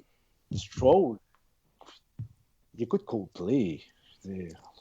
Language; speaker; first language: French; native; French